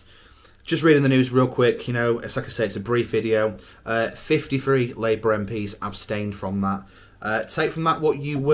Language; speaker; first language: English; native; English